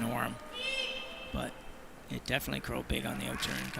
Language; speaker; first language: English; native; English